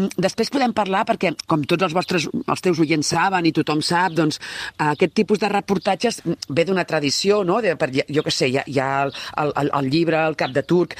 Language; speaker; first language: Catalan; native; Catalan